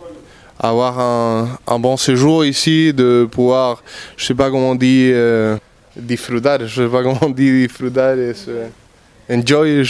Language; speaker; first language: French; non-native, fluent; Spanish